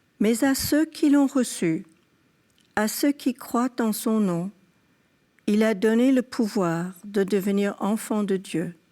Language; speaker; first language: French; early bilingual, other home language; English